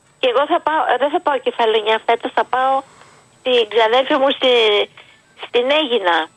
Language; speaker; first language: Greek; early bilingual, heritage; Greek